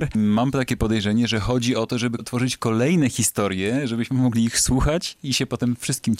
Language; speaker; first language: Polish; native; Polish